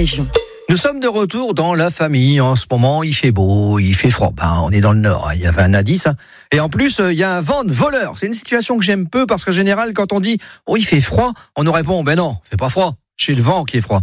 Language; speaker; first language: French; native; French